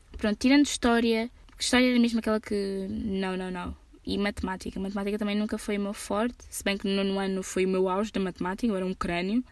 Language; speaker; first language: Portuguese; early bilingual, heritage; Portuguese